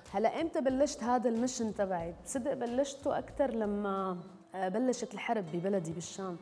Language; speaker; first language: Arabic; native; Arabic